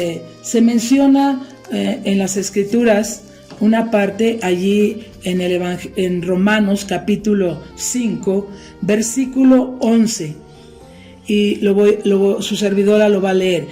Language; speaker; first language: Spanish; native; Spanish